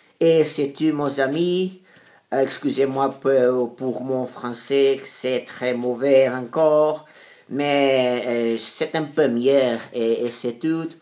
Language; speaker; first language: French; non-native, learner; Portuguese